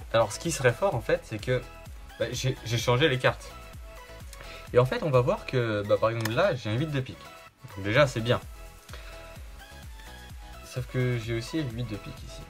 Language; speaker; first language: French; native; French